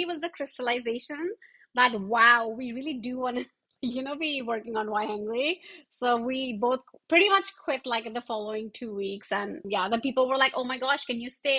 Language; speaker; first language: English; non-native, local second language; Hindi